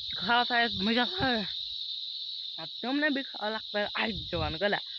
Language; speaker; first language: Gujarati; non-native, local second language; Rathawi